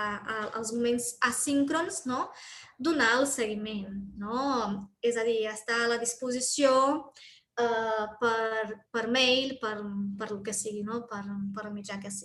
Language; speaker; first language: Catalan; non-native, fluent; Portuguese